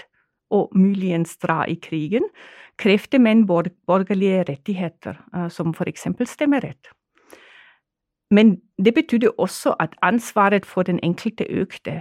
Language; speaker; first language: Norwegian; non-native, fluent; German